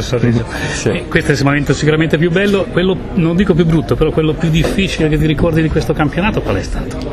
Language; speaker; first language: Italian; native; Italian